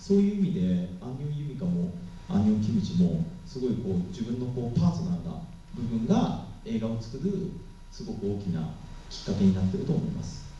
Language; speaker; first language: Japanese; native; Japanese